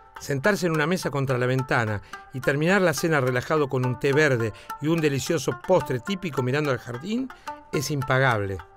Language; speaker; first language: Spanish; native; Spanish